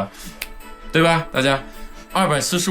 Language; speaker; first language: Chinese; non-native, local second language; English